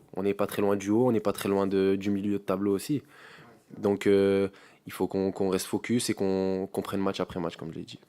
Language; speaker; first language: French; native; French